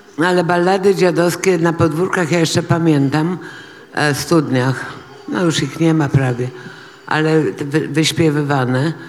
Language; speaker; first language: Polish; native; Polish